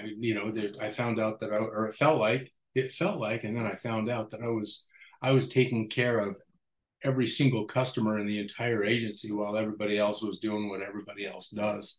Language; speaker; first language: English; native; English